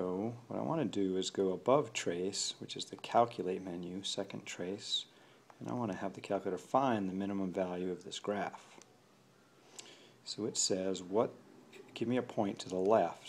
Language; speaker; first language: English; native; English